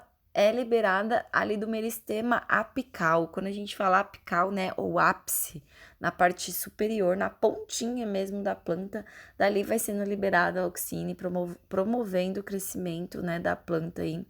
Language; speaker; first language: Portuguese; native; Portuguese